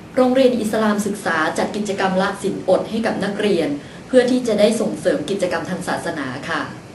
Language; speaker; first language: Thai; native; Thai